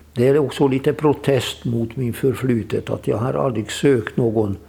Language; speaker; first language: Swedish; non-native, fluent; Hungarian